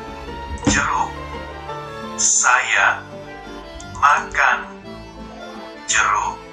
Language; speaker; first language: Indonesian; non-native, learner; German